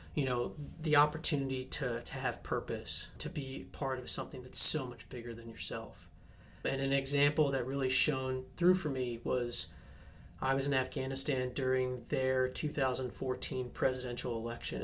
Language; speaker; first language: English; native; English